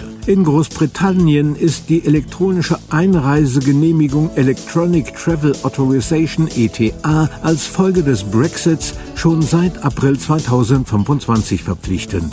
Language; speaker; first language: German; native; German